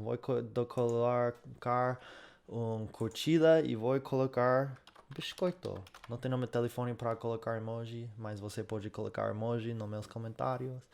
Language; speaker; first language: Portuguese; non-native, fluent; English